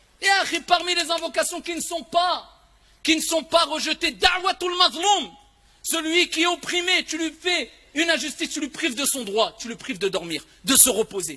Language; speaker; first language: French; early bilingual, other home language; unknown